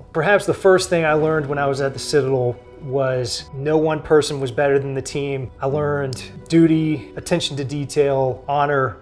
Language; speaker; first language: English; native; English